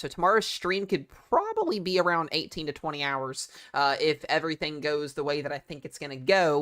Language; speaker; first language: English; native; English